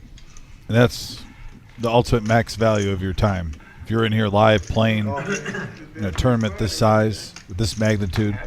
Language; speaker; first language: English; native; English